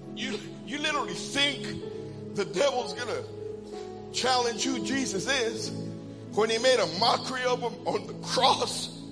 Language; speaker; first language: English; early bilingual, other home language; Spanish